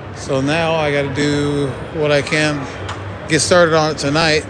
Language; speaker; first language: English; native; English